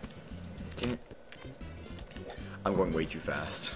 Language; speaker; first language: English; native; English